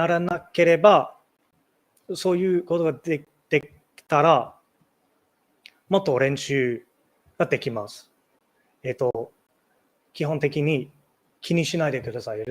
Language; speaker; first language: Japanese; non-native, learner; English